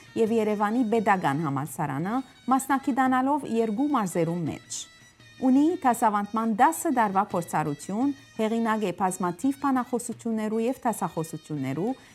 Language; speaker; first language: Armenian; early bilingual, heritage; Armenian